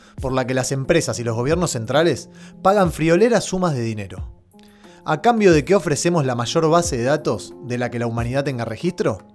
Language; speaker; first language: Spanish; native; Spanish